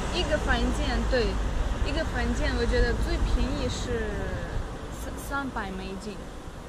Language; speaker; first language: Chinese; non-native, fluent; Russian